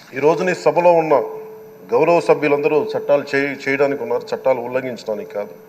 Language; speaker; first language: Telugu; native; Telugu